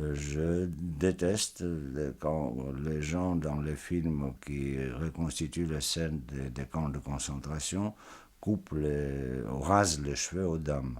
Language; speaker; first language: French; non-native, fluent; Georgian